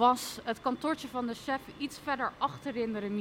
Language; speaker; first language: Dutch; native; Dutch